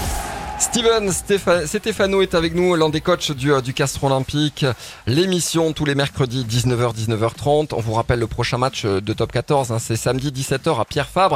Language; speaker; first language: French; native; French